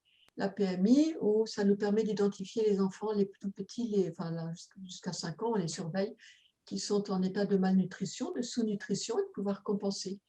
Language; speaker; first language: French; native; French